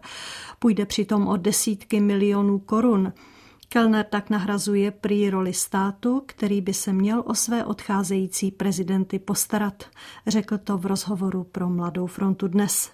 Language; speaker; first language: Czech; native; Czech